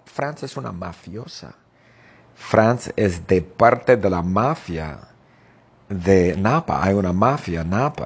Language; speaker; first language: Spanish; non-native, fluent; English